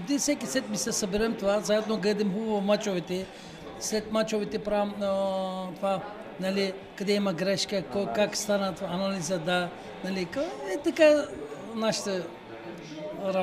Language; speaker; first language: Bulgarian; non-native, learner; Turkish